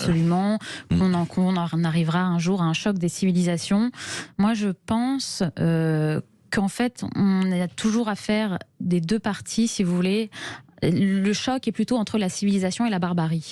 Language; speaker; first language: French; native; French